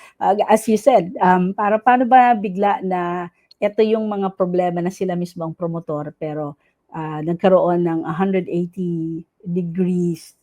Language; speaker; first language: Filipino; non-native, local second language; Cebuano